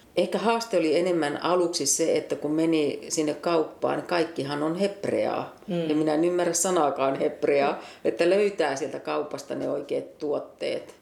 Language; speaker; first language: Finnish; native; Finnish